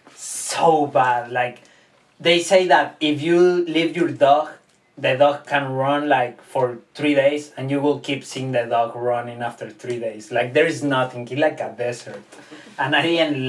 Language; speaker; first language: English; non-native, fluent; Spanish